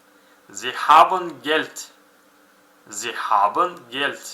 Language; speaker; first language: German; non-native, fluent; Uzbek